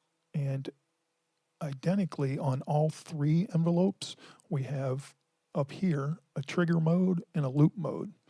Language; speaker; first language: English; native; English